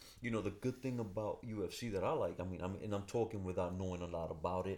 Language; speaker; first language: English; early bilingual, other home language; Spanish